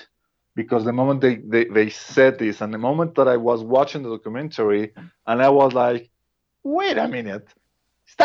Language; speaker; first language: English; non-native, fluent; Spanish